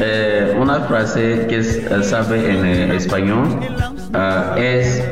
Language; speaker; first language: Spanish; non-native, learner; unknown